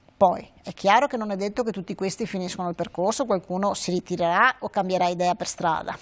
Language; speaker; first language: Italian; native; Italian